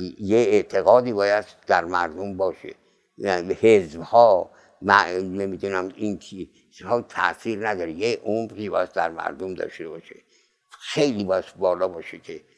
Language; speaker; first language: Persian; native; Persian